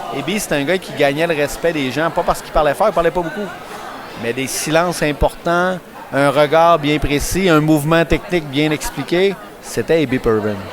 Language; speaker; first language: French; native; French